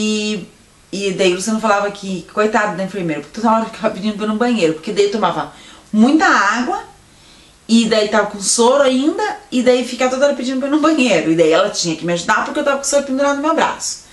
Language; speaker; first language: Portuguese; native; Portuguese